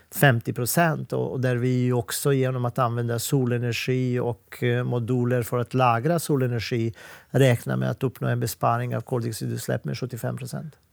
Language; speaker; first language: Swedish; non-native, fluent; Serbian